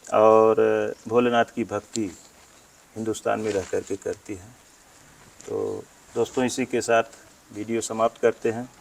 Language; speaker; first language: Hindi; native; Hindi